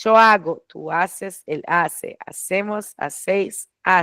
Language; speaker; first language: Spanish; non-native, fluent; Portuguese